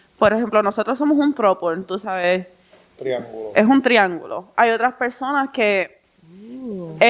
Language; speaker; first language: Spanish; non-native, learner; English